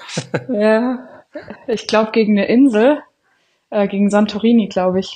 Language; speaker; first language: German; native; German